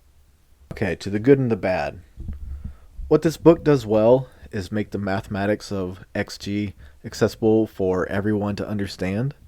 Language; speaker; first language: English; native; English